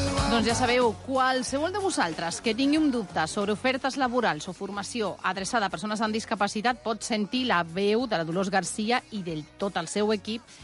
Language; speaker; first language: Catalan; non-native, local second language; Spanish